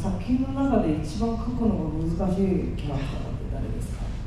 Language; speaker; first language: Japanese; native; Japanese